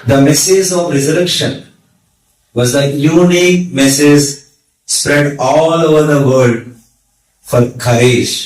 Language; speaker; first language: English; non-native, local second language; Telugu